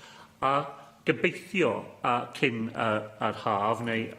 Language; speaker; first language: Welsh; non-native, local second language; English